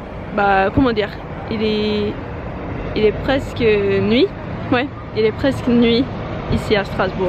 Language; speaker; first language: French; non-native, learner; English